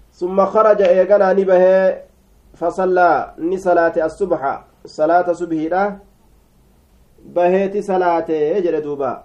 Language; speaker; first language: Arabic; non-native, fluent; Oromo